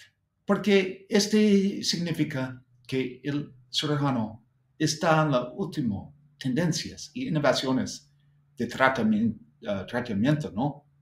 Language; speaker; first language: Spanish; non-native, fluent; English